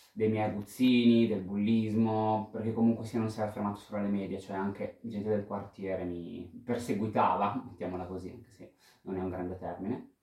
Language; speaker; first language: Italian; native; Italian